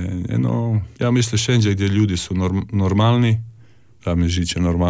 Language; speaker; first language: Polish; non-native, learner; Croatian